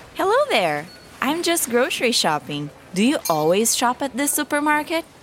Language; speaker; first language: English; non-native, fluent; Portuguese